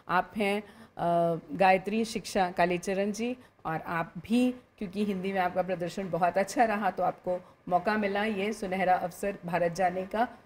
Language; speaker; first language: Hindi; native; Hindi